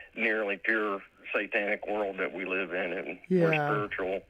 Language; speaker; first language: English; native; English